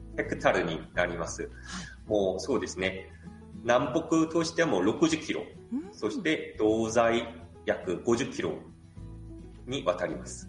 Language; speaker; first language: Japanese; non-native, fluent; Korean